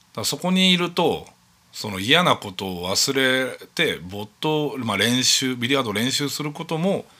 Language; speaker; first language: Japanese; native; Japanese